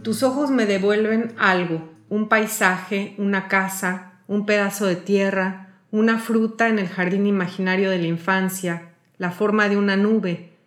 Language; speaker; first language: Spanish; native; Spanish